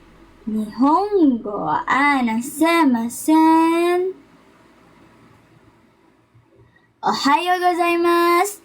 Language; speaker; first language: Japanese; non-native, learner; Filipino